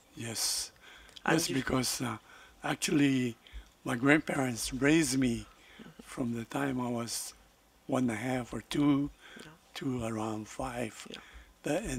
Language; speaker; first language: English; non-native, fluent; Spanish